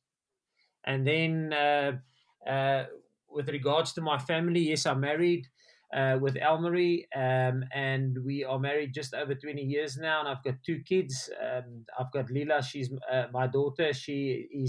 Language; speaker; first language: English; non-native, local second language; Afrikaans